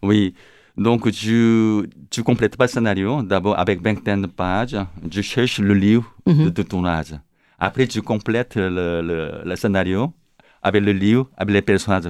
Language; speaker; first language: French; non-native, learner; Korean